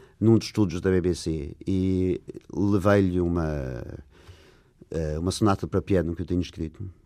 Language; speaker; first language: Portuguese; non-native, fluent; English